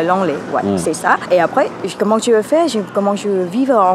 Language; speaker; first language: French; non-native, learner; Thai